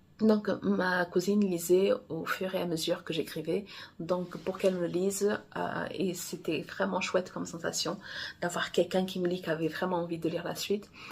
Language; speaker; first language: French; non-native, fluent; Portuguese